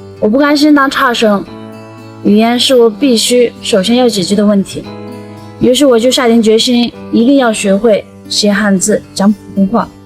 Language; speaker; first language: Chinese; non-native, local second language; Tibetan